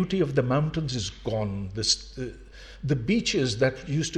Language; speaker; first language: English; non-native, local second language; Urdu